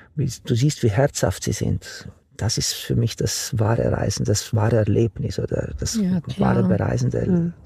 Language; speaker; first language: German; non-native, fluent; Romanian